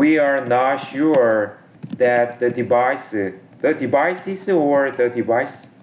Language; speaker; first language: English; non-native, learner; Korean